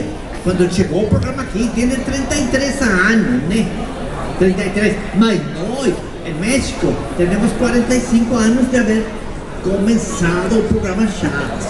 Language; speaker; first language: Portuguese; non-native, learner; Spanish